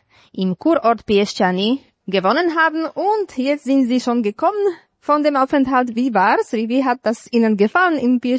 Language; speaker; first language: German; non-native, fluent; Slovak